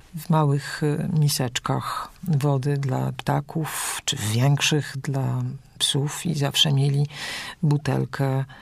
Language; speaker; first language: Polish; native; Polish